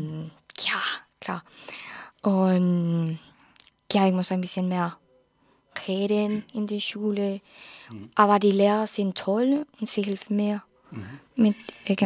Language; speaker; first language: German; non-native, learner; Spanish